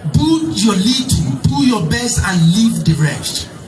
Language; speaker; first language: English; non-native, local second language; Yoruba